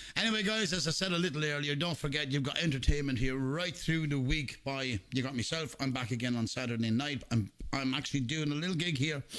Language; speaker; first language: English; native; English